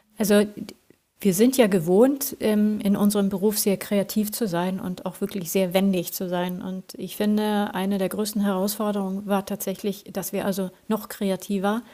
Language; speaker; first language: German; non-native, fluent; Swedish